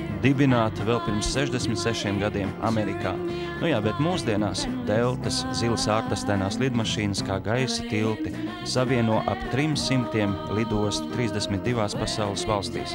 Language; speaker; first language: Latvian; native; Latvian